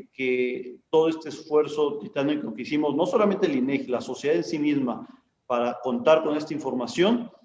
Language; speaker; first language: Spanish; native; Spanish